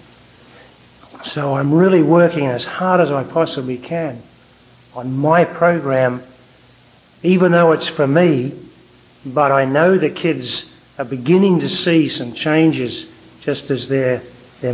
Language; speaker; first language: English; native; English